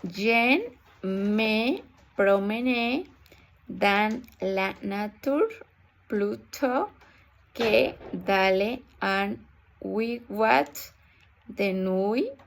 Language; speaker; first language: French; non-native, learner; Spanish